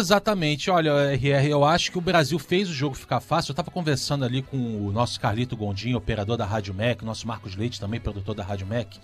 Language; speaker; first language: Portuguese; native; Portuguese